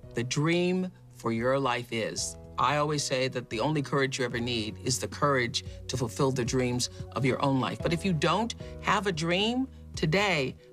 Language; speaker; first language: English; native; English